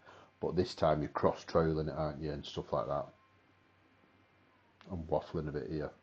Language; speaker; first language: English; native; English